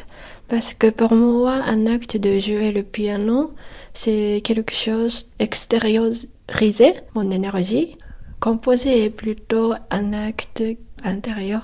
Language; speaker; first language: French; non-native, fluent; Japanese